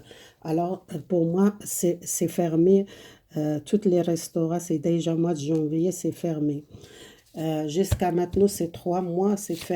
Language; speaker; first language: French; non-native, fluent; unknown